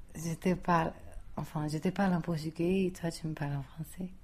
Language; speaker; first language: French; non-native, fluent; Portuguese